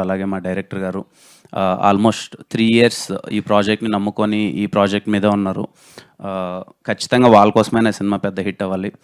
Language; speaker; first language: Telugu; native; Telugu